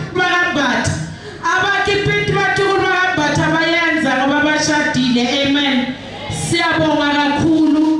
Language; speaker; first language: Zulu; non-native, local second language; Swati